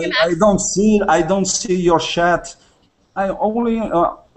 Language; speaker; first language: English; non-native, learner; Russian